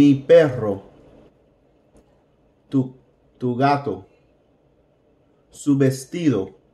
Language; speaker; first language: Spanish; non-native, fluent; English